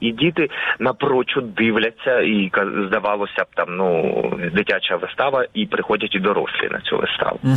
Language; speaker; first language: Ukrainian; non-native, local second language; Russian